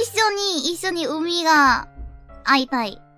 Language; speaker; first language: Japanese; non-native, learner; Korean